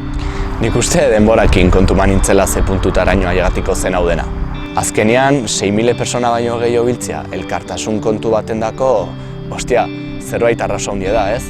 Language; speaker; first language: Basque; native; Basque